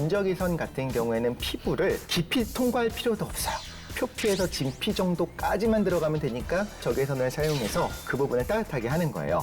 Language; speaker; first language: Korean; native; Korean